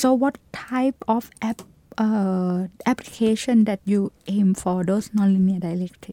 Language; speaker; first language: English; non-native, fluent; Thai